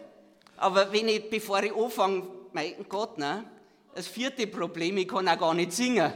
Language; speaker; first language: German; native; German